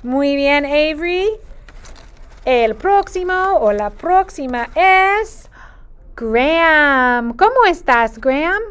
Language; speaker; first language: Spanish; non-native, fluent; English